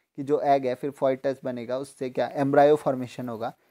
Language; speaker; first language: Hindi; native; Hindi